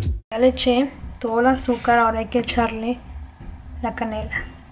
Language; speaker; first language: Spanish; early bilingual, heritage; Spanish